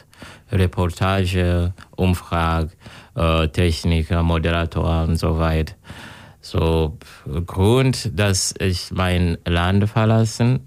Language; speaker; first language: German; non-native, learner; Kinyarwanda